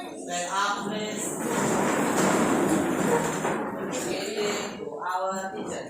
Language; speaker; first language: English; non-native, learner; Indonesian